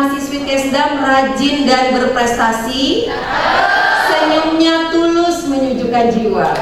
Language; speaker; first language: Indonesian; native; Indonesian